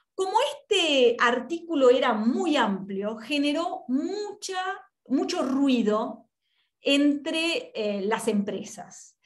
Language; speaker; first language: Spanish; native; Spanish